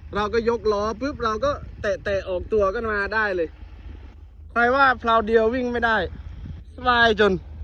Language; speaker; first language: Thai; non-native, local second language; Northern Khmer